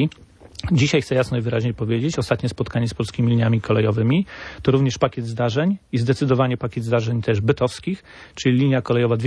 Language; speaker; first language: Polish; native; Polish